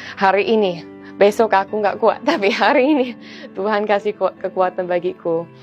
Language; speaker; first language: Indonesian; non-native, fluent; English